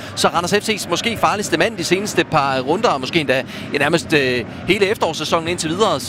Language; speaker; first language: Danish; native; Danish